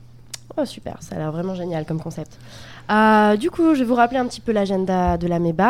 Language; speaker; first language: French; native; French